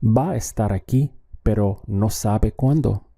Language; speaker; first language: Spanish; non-native, fluent; English